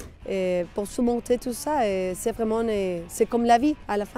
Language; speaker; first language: French; non-native, fluent; Spanish